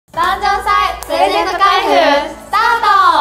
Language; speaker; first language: Japanese; native; Japanese